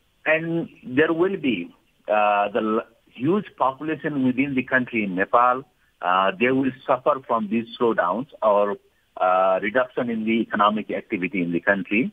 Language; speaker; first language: English; non-native, fluent; Nepali